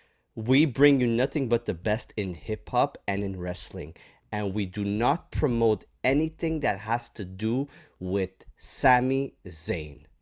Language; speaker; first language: English; native; English